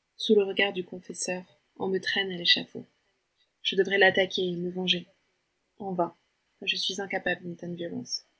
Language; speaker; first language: French; early bilingual, other home language; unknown